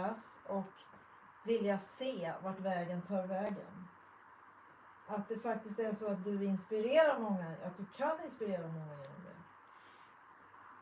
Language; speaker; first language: Swedish; native; Swedish